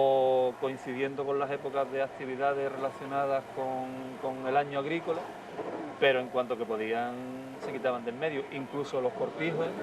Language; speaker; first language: Spanish; native; Spanish